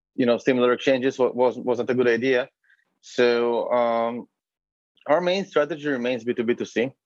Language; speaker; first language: English; non-native, fluent; Hebrew